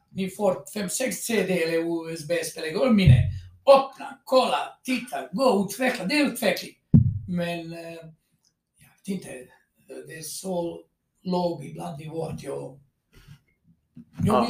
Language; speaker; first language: Swedish; non-native, fluent; Croatian